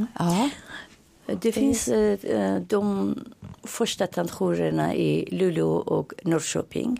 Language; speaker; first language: Swedish; non-native, fluent; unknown